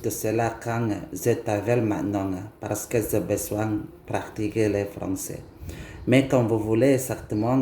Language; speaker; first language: French; non-native, learner; Indonesian